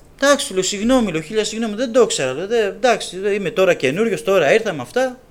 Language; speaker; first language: Greek; native; Greek